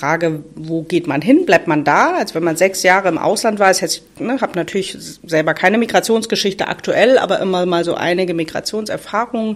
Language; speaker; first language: German; native; German